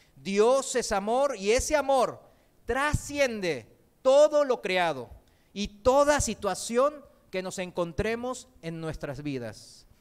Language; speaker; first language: Spanish; early bilingual, other home language; Korean